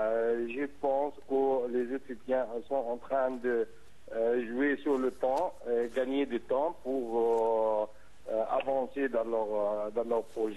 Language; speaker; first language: French; non-native, fluent; Arabic